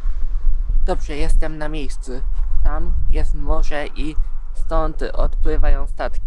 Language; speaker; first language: Polish; non-native, fluent; Japanese